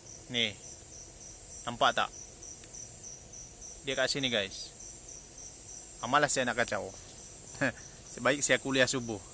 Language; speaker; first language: Malay; native; Malay